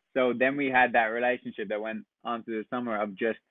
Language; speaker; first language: English; native; English